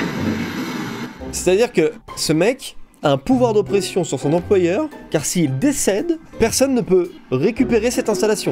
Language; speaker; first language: French; native; French